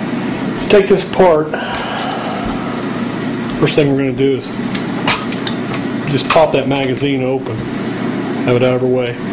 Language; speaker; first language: English; native; English